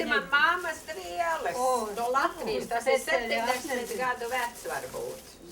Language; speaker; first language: Latvian; early bilingual, heritage; Latvian